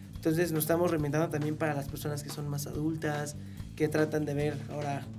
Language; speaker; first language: Spanish; native; Spanish